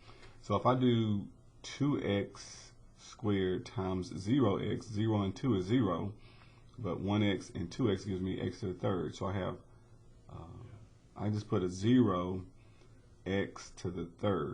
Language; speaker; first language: English; native; English